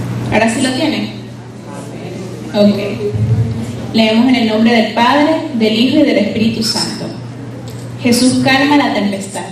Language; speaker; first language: Spanish; native; Spanish